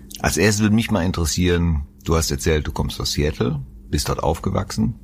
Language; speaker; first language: German; native; German